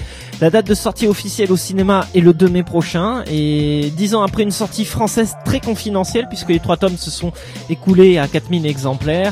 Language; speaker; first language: French; native; French